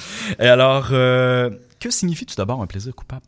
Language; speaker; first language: French; native; French